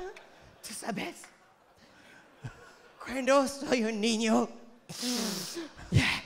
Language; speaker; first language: Spanish; non-native, learner; French